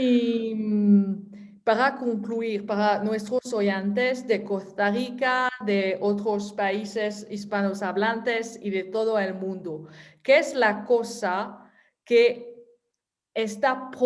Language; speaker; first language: Spanish; non-native, fluent; French